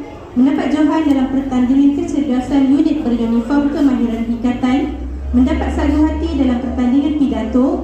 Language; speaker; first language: Malay; native; Malay